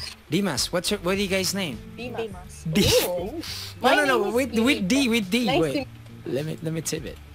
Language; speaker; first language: English; non-native, learner; Indonesian